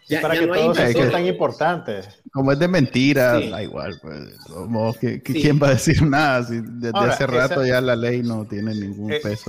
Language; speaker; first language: Spanish; native; Spanish